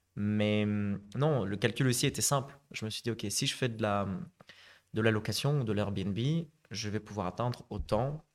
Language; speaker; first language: French; native; French